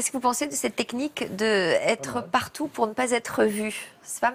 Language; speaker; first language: French; native; French